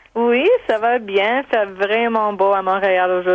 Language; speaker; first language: French; non-native, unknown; English